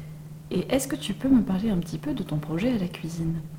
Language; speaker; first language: French; native; French